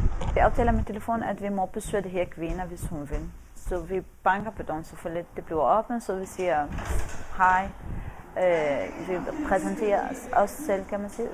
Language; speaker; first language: Danish; non-native, fluent; Arabic